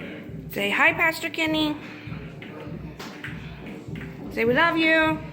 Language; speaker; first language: English; native; English